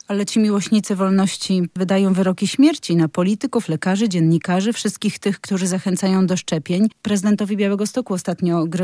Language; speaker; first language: Polish; native; Polish